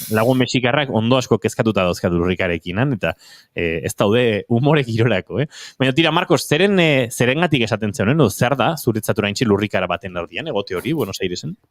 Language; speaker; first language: Basque; native; Basque